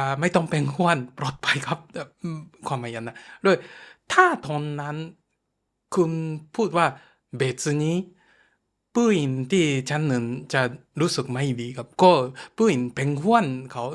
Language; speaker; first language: Thai; non-native, fluent; Japanese